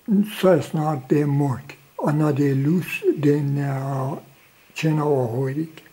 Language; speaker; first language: Danish; non-native, local second language; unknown